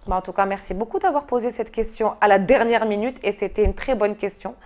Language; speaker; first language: French; non-native, local second language; Arabic